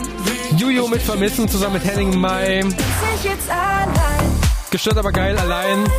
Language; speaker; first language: German; native; German